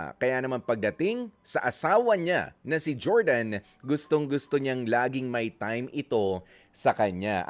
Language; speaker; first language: Filipino; native; Filipino